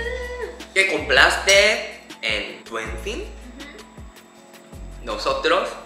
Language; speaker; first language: Spanish; non-native, learner; Japanese